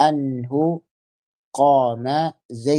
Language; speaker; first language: Arabic; non-native, fluent; Indonesian